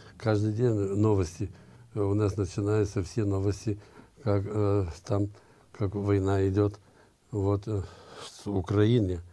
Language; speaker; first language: Russian; non-native, local second language; Lithuanian